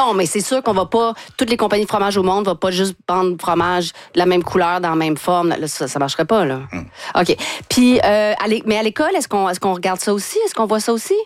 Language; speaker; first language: French; native; French